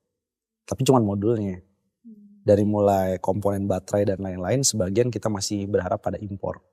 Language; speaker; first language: Indonesian; native; Indonesian